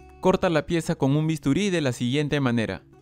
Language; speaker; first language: Spanish; native; Spanish